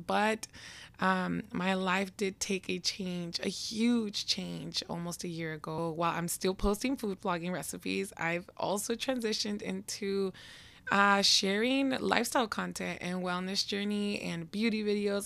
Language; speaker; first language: English; early bilingual, other home language; Spanish